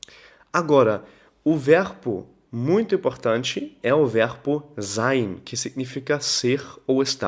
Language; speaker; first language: Portuguese; non-native, fluent; German